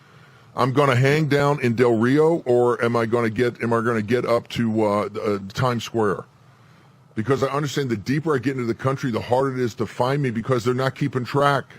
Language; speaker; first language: English; native; English